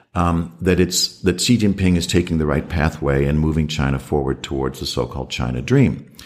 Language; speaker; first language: English; native; English